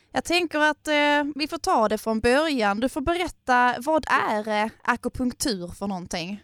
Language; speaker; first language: Swedish; native; Swedish